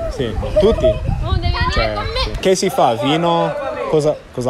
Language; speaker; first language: Italian; non-native, fluent; English